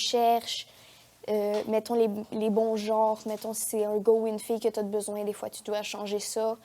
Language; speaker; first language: French; native; French